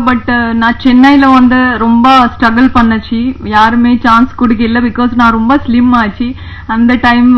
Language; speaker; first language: Tamil; non-native, learner; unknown